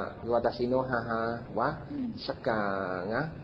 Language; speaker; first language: Japanese; non-native, learner; Vietnamese